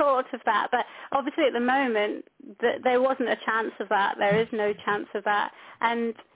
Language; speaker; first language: English; native; English